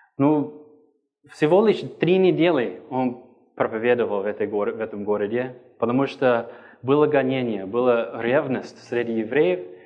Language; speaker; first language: Russian; non-native, fluent; English